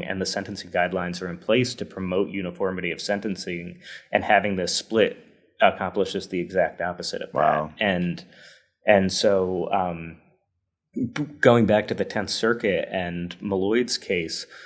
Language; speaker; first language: English; native; English